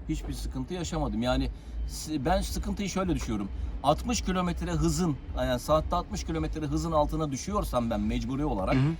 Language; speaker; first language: Turkish; early bilingual, heritage; Turkish